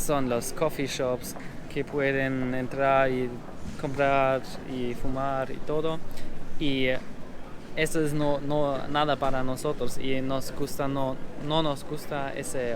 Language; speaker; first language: Spanish; non-native, learner; German